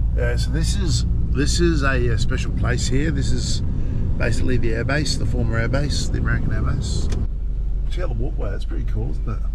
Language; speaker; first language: English; native; English